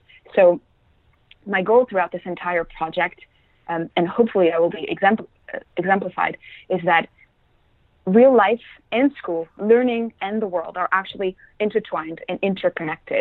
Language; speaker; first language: English; non-native, fluent; French